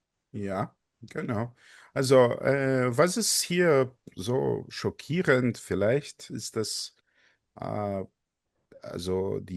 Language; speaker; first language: German; non-native, fluent; Portuguese